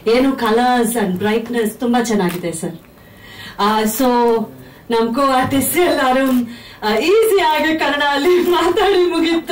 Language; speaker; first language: Kannada; non-native, fluent; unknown